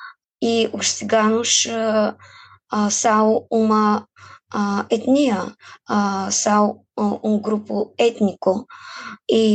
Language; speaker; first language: Portuguese; non-native, fluent; Bulgarian